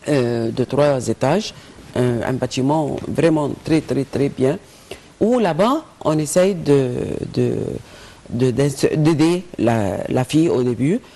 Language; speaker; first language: French; non-native, fluent; Arabic